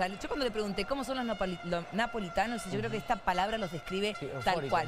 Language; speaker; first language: Spanish; native; Spanish